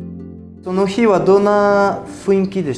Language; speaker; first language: Japanese; non-native, fluent; French